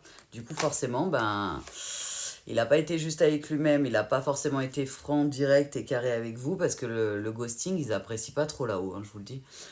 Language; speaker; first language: French; native; French